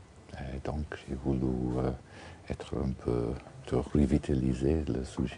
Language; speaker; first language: French; non-native, fluent; English